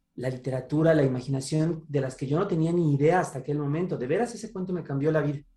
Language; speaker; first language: Spanish; native; Spanish